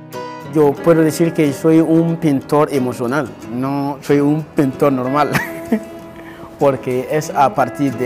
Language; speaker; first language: Spanish; non-native, fluent; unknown